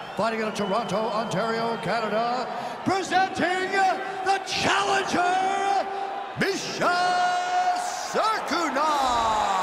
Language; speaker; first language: English; native; English